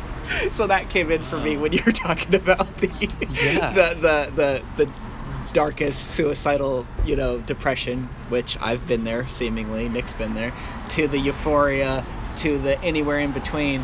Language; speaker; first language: English; native; English